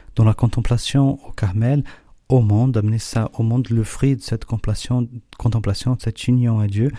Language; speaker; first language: French; non-native, fluent; Portuguese